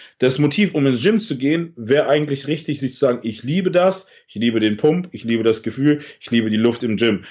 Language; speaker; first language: German; early bilingual, other home language; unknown